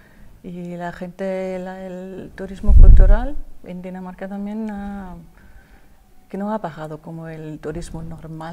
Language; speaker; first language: Spanish; non-native, learner; Danish